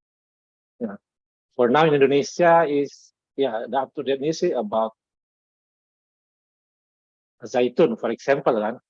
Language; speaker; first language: English; non-native, learner; Indonesian